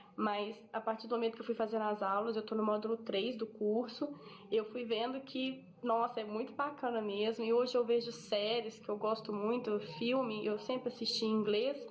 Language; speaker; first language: Portuguese; native; Portuguese